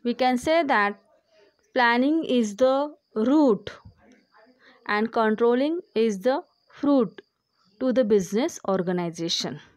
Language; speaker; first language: English; non-native, local second language; Marathi